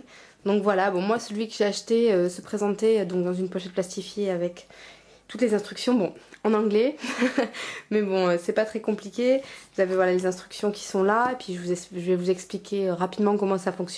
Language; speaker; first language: French; native; French